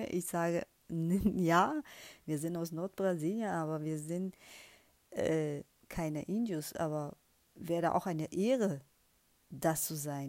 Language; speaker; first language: German; non-native, fluent; Portuguese